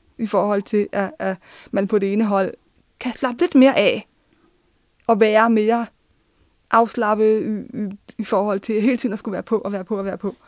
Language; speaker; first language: Danish; early bilingual, other home language; Turkish